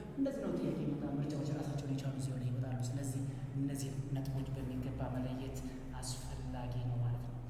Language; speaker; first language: Amharic; native; Amharic